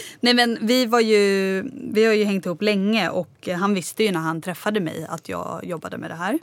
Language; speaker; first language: Swedish; native; Swedish